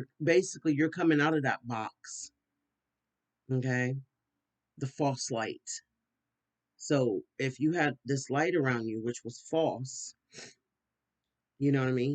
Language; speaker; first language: English; native; English